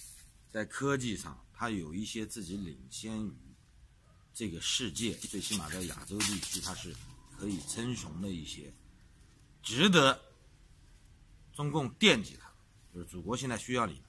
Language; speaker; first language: Chinese; native; Chinese